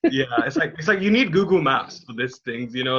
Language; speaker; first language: English; non-native, local second language; Hindi